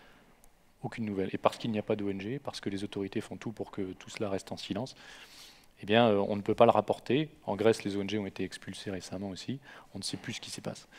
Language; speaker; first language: French; native; French